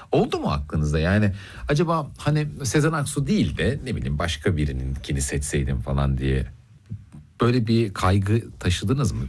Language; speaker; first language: Turkish; native; Turkish